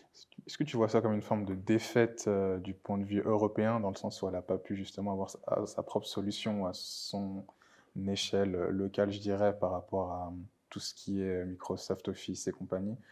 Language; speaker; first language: French; native; French